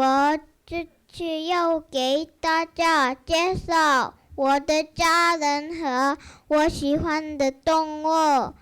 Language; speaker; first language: Chinese; early bilingual, heritage; Chinese